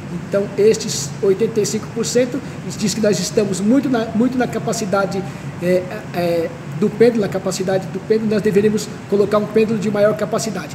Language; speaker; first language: Portuguese; native; Portuguese